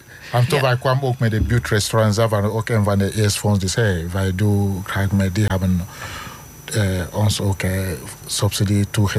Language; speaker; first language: Dutch; non-native, learner; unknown